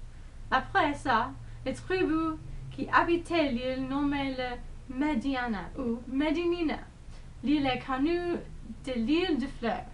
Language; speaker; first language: French; non-native, learner; English